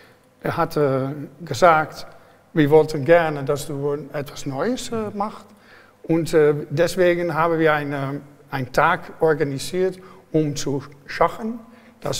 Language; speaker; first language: German; non-native, fluent; Dutch